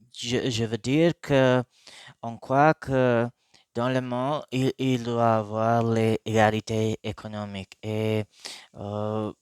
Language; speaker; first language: French; non-native, learner; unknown